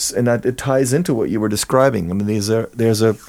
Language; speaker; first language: English; non-native, fluent; German